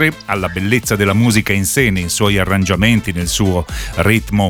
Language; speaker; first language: Italian; native; Italian